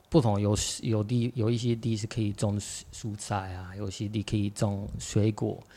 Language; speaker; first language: Chinese; non-native, fluent; Arabic